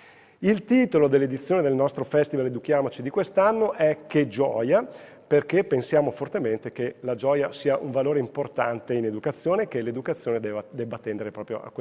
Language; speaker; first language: Italian; native; Italian